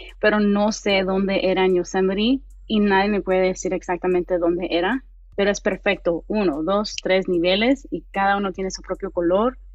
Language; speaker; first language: Spanish; early bilingual, heritage; Spanish